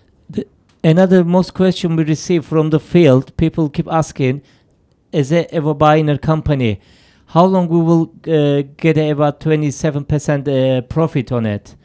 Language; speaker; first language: English; non-native, fluent; Turkish